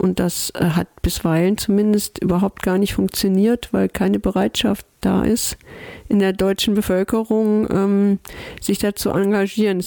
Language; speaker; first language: German; native; German